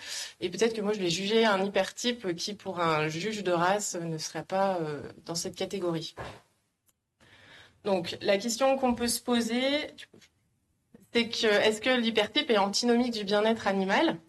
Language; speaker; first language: French; native; French